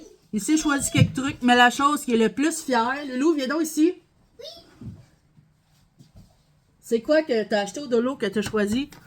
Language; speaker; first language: French; native; French